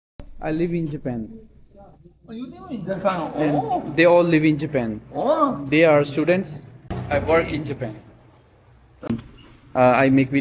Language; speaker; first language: English; non-native, learner; Punjabi